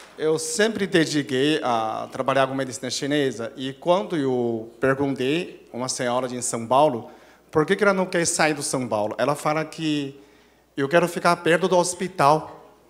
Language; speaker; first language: Portuguese; non-native, fluent; Chinese